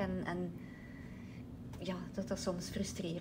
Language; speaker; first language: Dutch; native; Dutch